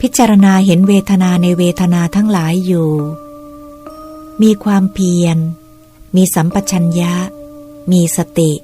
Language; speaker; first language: Thai; native; Thai